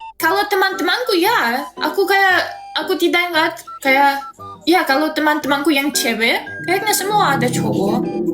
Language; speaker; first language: Indonesian; non-native, fluent; Russian